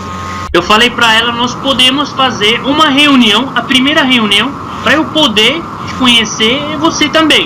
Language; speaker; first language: Portuguese; non-native, fluent; Arabic